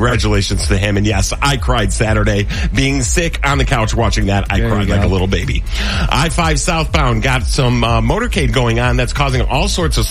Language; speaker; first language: English; native; English